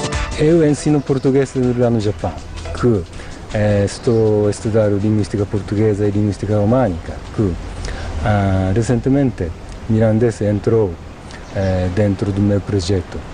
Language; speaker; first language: Portuguese; non-native, fluent; Japanese